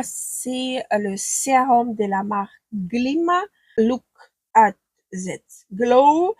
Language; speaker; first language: French; non-native, fluent; Ukrainian